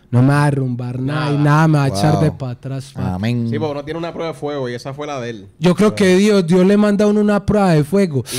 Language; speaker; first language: Spanish; native; Spanish